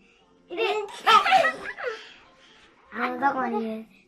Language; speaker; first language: Japanese; native; Japanese